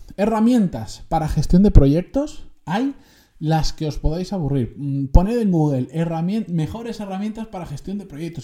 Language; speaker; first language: Spanish; native; Spanish